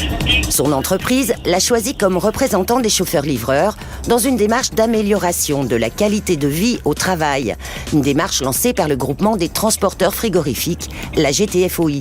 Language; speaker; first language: French; native; French